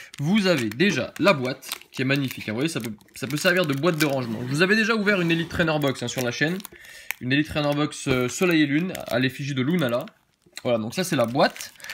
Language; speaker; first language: French; native; French